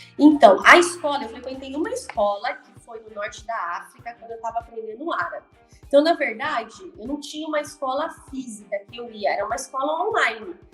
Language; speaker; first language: Portuguese; native; Portuguese